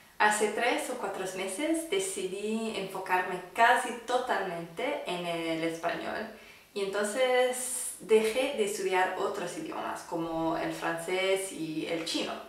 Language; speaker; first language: Spanish; non-native, fluent; English